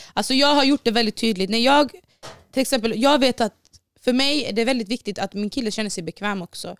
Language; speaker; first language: Swedish; early bilingual, other home language; Baluchi